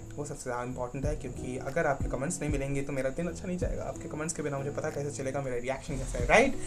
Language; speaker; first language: Hindi; non-native, local second language; Bangla